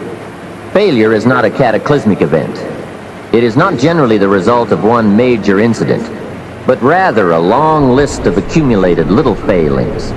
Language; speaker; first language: English; native; English